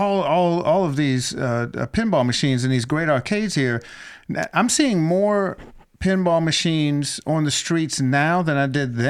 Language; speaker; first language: English; native; English